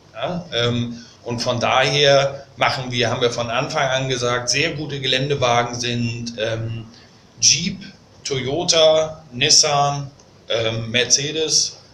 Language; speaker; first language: German; native; German